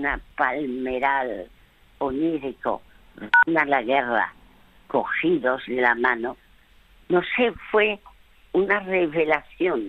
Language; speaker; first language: Spanish; early bilingual, other home language; French